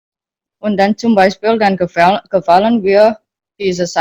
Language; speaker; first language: German; non-native, learner; Indonesian